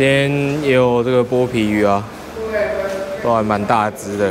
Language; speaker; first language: Chinese; native; Chinese